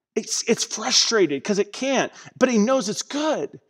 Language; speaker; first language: English; native; English